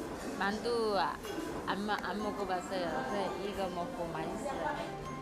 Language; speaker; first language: Korean; non-native, learner; Vietnamese